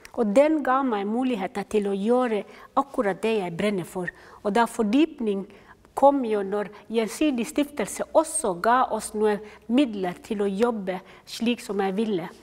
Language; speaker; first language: Norwegian; non-native, fluent; Somali